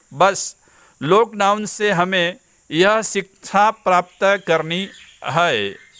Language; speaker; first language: Hindi; non-native, local second language; Gujarati